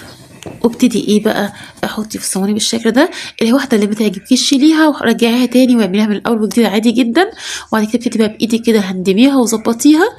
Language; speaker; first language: Arabic; native; Arabic